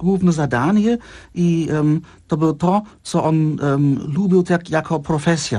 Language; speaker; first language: Polish; non-native, fluent; Czech